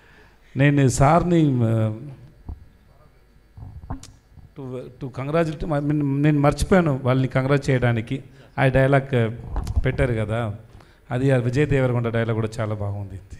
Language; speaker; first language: Telugu; non-native, learner; Tamil